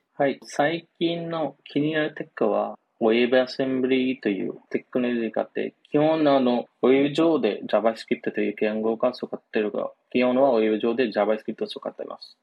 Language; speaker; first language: Japanese; non-native, fluent; Bangla